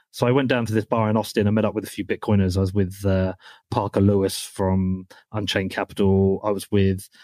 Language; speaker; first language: English; native; English